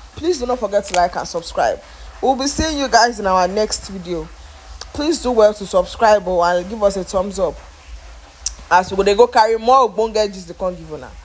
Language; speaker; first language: Nigerian Pidgin; non-native, local second language; Yoruba